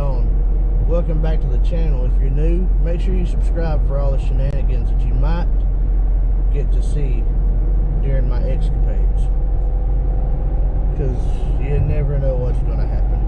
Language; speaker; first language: English; native; English